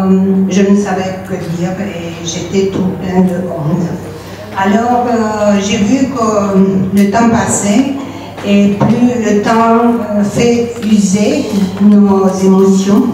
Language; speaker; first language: French; non-native, fluent; Romanian